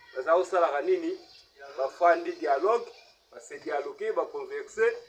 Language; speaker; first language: Lingala; non-native, local second language; Kongo